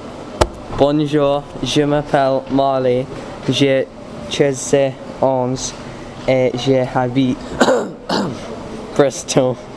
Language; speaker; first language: French; non-native, learner; English